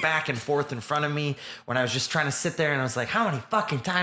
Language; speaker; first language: English; native; English